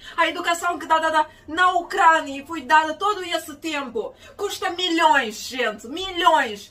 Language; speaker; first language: Portuguese; non-native, fluent; Ukrainian